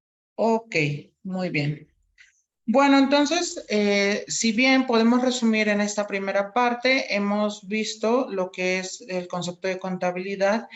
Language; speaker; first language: Spanish; native; Spanish